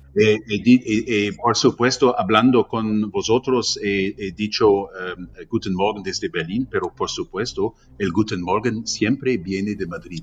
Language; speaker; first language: Spanish; non-native, fluent; German